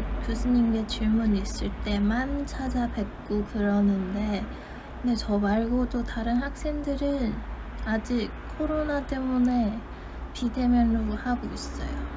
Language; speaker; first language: Korean; non-native, fluent; Chinese